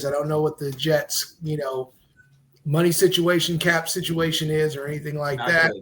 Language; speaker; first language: English; native; English